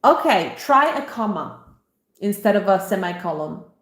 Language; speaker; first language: English; non-native, fluent; Italian